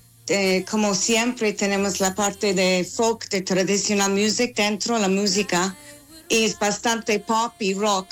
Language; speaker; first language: Spanish; non-native, fluent; English